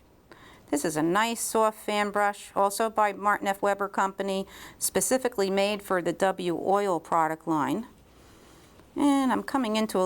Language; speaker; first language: English; native; English